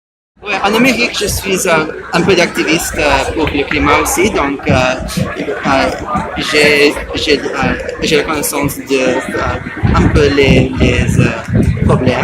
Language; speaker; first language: French; non-native, learner; English